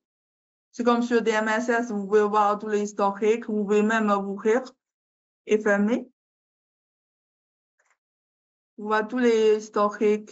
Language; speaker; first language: French; non-native, learner; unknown